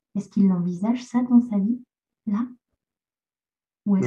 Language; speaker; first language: French; native; French